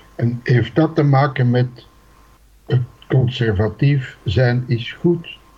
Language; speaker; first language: Dutch; native; Dutch